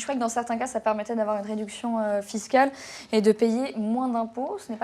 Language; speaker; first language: French; native; French